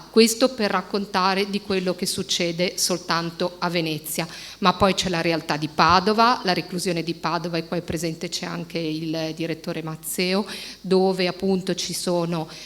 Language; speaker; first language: Italian; native; Italian